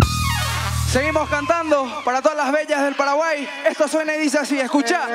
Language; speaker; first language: Spanish; native; Spanish